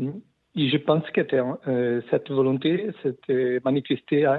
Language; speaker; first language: French; non-native, learner; Portuguese